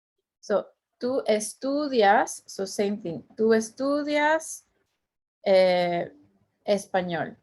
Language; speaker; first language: Spanish; non-native, fluent; English